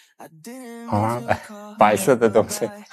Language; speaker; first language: Chinese; non-native, fluent; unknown